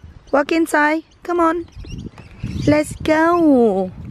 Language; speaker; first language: English; non-native, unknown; Vietnamese